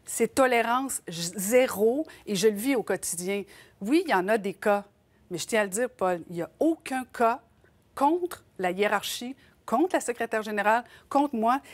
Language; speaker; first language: French; native; French